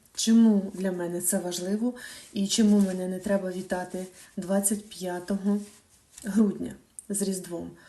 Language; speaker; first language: Ukrainian; non-native, local second language; Russian